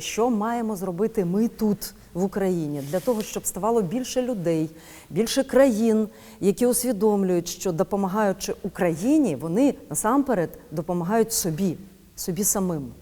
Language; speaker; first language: Ukrainian; native; Ukrainian